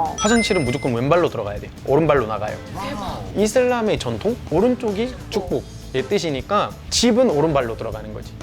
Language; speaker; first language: Korean; non-native, fluent; Arabic